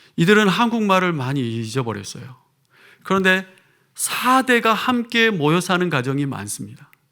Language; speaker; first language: Korean; native; Korean